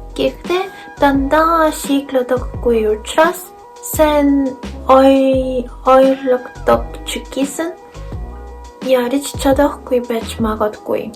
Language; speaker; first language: Mongolian; non-native, learner; Spanish